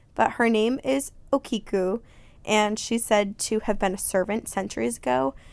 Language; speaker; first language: English; native; English